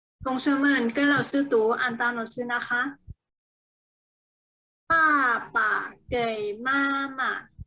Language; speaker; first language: Chinese; non-native, fluent; Thai